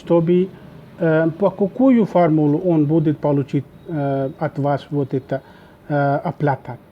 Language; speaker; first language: Russian; non-native, learner; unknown